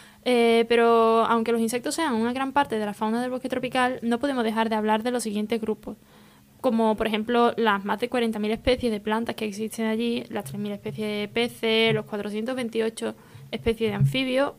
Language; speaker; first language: Spanish; native; Spanish